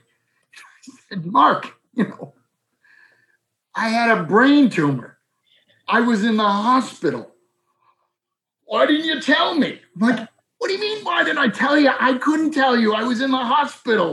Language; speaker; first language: English; native; English